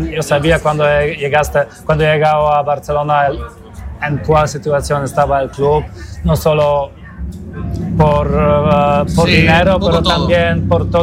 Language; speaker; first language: Spanish; non-native, learner; Polish